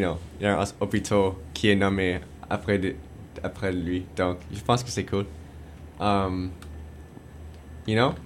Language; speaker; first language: French; non-native, fluent; English